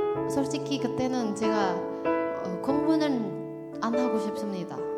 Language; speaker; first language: Korean; non-native, learner; Indonesian